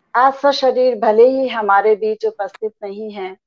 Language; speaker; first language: Hindi; native; Hindi